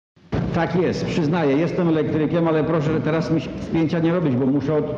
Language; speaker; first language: Polish; native; Polish